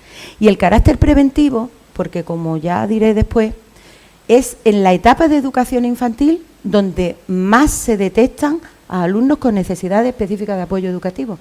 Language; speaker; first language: Spanish; native; Spanish